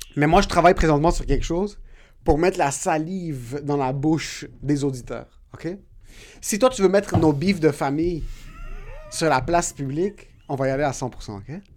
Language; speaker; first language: French; native; French